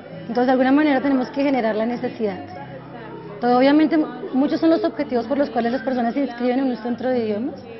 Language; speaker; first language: Spanish; native; Spanish